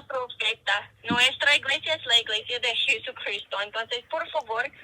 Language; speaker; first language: Spanish; non-native, learner; English